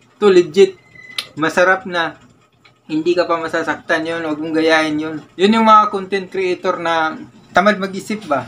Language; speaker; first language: Filipino; non-native, local second language; Cebuano